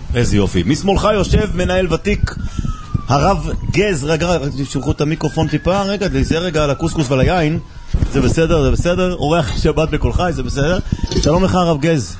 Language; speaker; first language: Hebrew; native; Hebrew